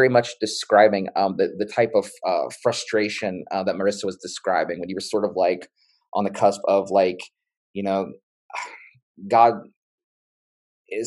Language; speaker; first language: English; native; English